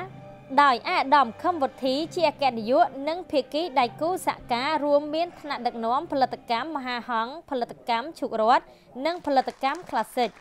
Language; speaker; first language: Khmer; native; Khmer